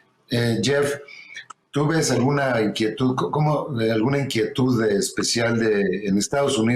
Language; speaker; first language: Spanish; native; Spanish